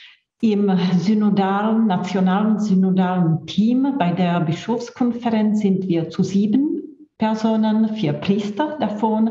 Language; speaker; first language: German; non-native, fluent; Czech